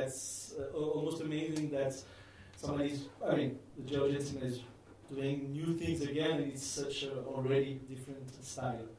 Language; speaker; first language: English; non-native, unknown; French